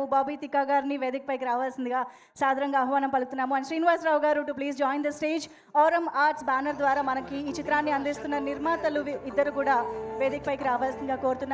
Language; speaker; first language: Telugu; native; Telugu